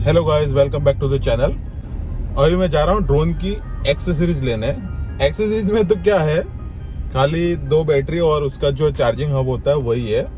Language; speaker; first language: Hindi; non-native, local second language; Rajasthani